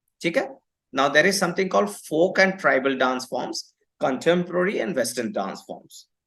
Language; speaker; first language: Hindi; non-native, local second language; Marathi